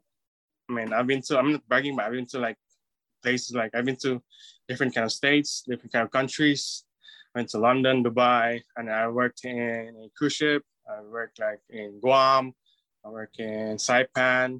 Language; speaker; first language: English; non-native, local second language; Cebuano